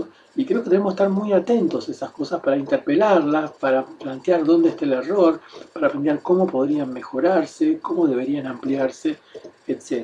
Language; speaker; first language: Spanish; native; Spanish